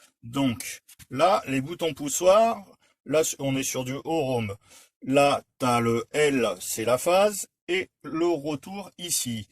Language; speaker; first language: French; native; French